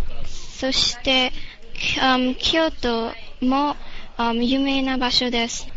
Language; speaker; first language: Japanese; non-native, learner; English